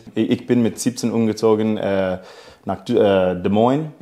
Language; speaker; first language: German; non-native, fluent; English